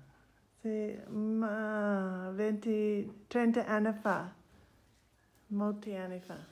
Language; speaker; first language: Italian; non-native, learner; English